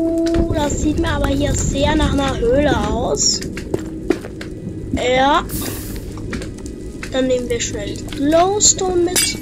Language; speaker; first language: German; native; German